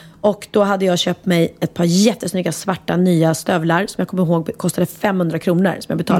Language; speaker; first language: Swedish; native; Swedish